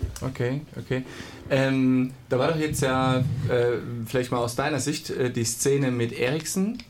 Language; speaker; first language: German; native; German